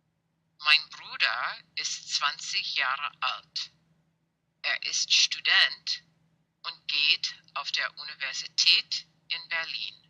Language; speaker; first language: German; non-native, fluent; English